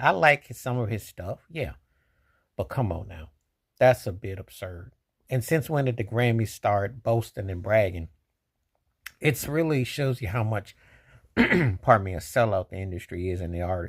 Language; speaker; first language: English; native; English